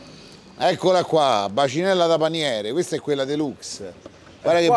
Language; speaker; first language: Italian; native; Italian